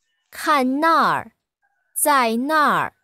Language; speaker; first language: Chinese; non-native, learner; Thai